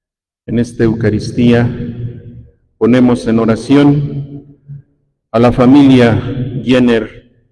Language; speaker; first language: Spanish; native; Spanish